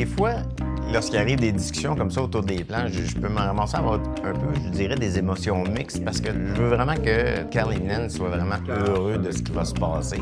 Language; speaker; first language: French; native; French